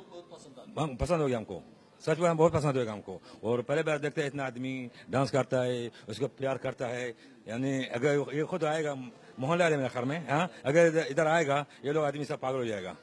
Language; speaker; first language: Hindi; non-native, learner; Arabic